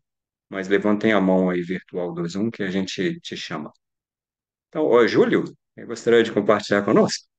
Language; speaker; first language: Portuguese; native; Portuguese